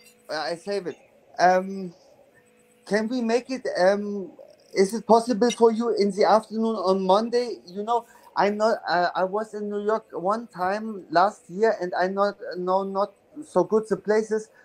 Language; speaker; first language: English; non-native, learner; German